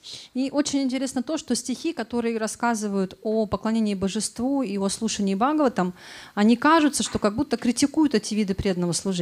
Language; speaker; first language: Russian; native; Russian